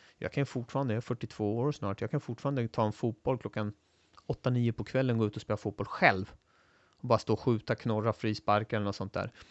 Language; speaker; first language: Swedish; early bilingual, other home language; Turoyo